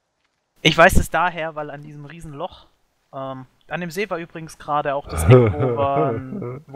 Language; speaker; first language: German; native; German